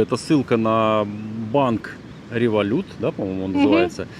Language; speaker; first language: Russian; native; Russian